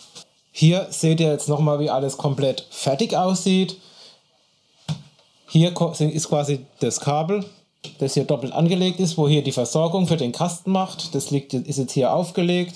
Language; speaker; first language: German; native; German